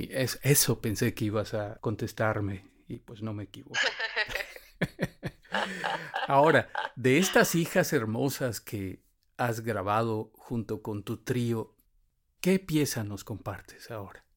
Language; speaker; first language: Spanish; native; Spanish